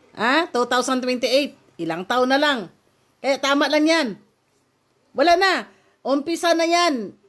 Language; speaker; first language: Filipino; native; Filipino